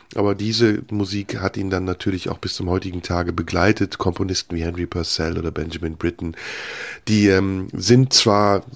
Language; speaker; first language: English; non-native, fluent; Turkish